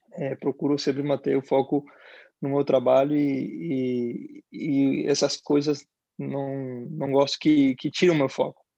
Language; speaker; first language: Portuguese; non-native, fluent; Spanish